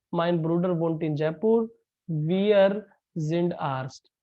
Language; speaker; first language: German; non-native, fluent; Hindi